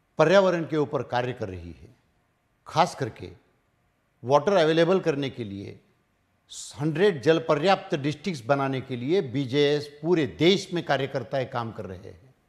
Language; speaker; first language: Hindi; non-native, local second language; Marathi